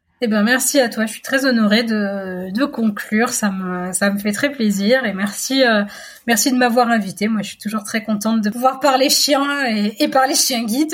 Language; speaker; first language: French; native; French